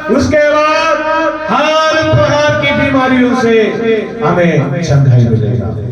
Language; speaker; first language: Hindi; non-native, local second language; Malayalam